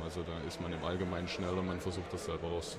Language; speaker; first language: German; native; German